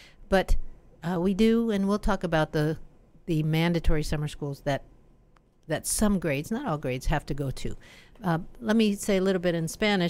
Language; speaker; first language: English; native; English